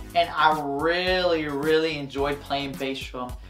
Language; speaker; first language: English; native; English